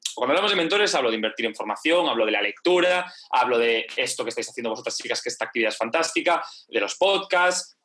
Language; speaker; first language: Spanish; native; Spanish